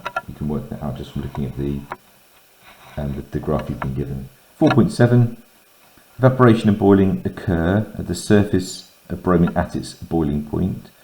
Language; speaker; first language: English; native; English